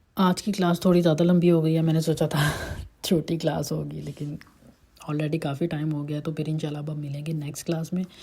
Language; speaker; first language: Urdu; native; Urdu